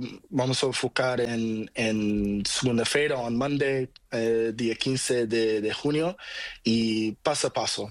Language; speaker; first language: Spanish; non-native, learner; Portuguese